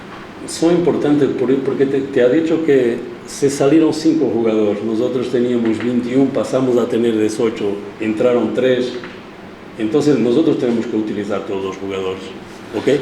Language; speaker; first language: Spanish; non-native, fluent; Portuguese